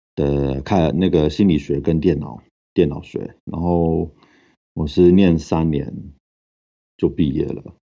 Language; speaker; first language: Chinese; non-native, fluent; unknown